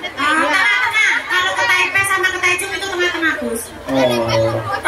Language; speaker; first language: Indonesian; non-native, local second language; Javanese